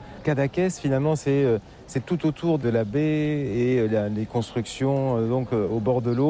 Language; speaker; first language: French; native; French